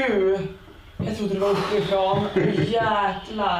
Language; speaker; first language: Swedish; native; Swedish